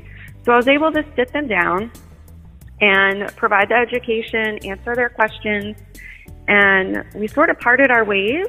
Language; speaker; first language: English; native; English